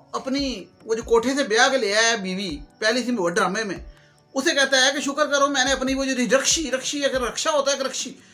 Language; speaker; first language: Urdu; non-native, local second language; Punjabi